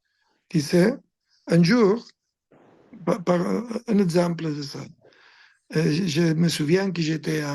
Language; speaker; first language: French; non-native, fluent; Spanish